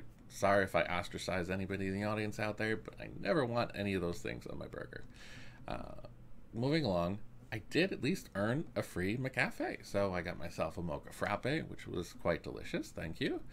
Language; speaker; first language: English; native; English